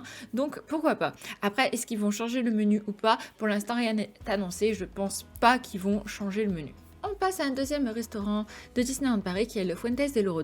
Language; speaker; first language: French; native; French